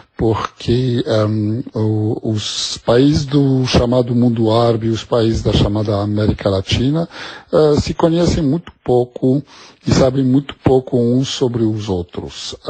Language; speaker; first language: Portuguese; non-native, fluent; Arabic